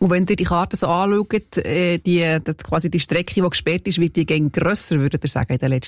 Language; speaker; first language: German; native; German